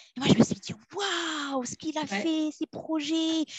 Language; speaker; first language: French; non-native, local second language; Arabic